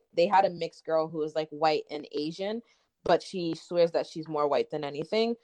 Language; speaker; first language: English; native; English